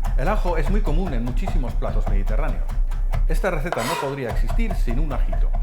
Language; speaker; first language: Spanish; non-native, fluent; Dutch